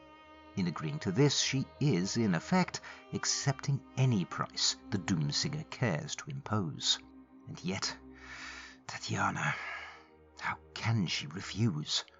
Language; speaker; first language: English; native; English